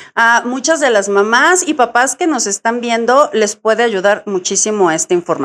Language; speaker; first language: Spanish; native; Spanish